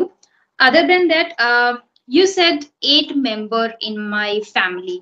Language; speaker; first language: English; non-native, fluent; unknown